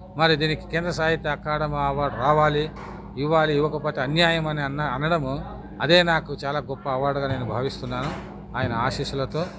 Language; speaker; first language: Telugu; native; Telugu